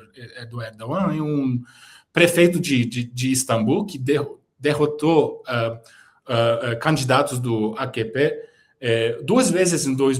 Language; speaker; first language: Portuguese; non-native, fluent; Turkish